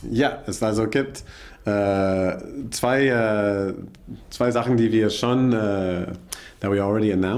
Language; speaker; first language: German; non-native, learner; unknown